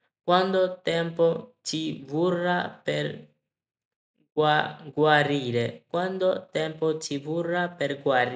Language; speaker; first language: Italian; non-native, learner; Bangla